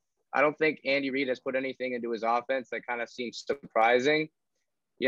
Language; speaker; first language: English; native; English